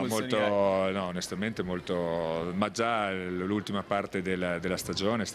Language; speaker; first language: Italian; native; Italian